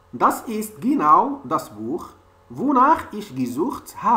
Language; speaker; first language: German; non-native, fluent; French